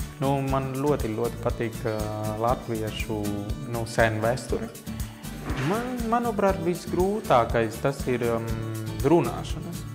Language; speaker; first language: Latvian; non-native, fluent; Vietnamese